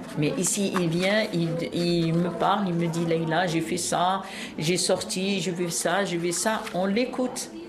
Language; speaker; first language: French; non-native, local second language; Arabic